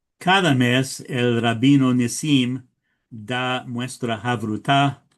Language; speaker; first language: Spanish; early bilingual, heritage; English